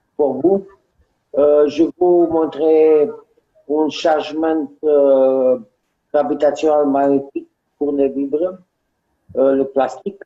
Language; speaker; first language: French; non-native, learner; Romanian